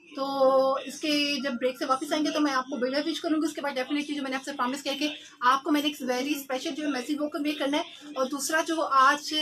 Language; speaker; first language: Urdu; non-native, local second language; Punjabi